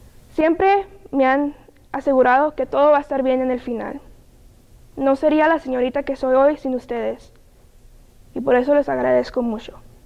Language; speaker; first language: Spanish; early bilingual, heritage; Spanish